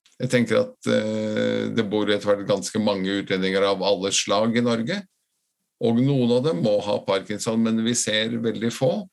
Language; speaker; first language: Norwegian; non-native, fluent; Latvian